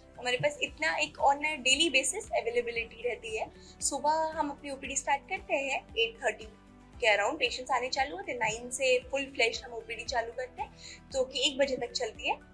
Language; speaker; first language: Hindi; non-native, local second language; Gujarati